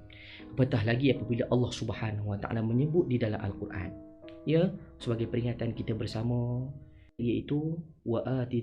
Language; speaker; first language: Malay; native; Malay